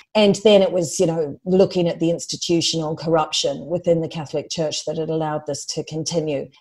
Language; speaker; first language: English; native; English